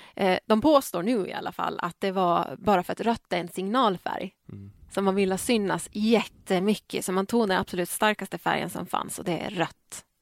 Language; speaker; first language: Swedish; native; Swedish